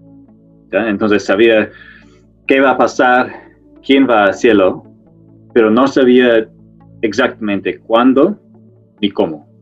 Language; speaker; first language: Spanish; non-native, fluent; English